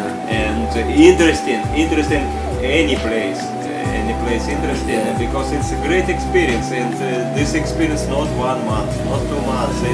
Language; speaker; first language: English; non-native, learner; Russian